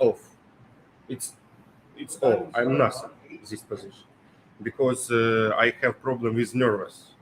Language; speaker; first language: English; non-native, learner; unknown